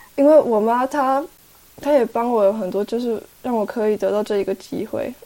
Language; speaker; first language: Chinese; early bilingual, heritage; Chinese